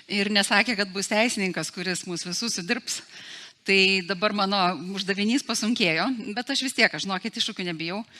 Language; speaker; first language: Lithuanian; native; Lithuanian